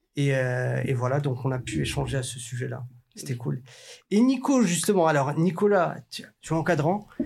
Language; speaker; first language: French; native; French